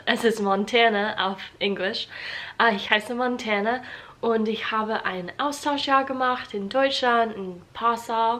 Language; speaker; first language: German; non-native, learner; English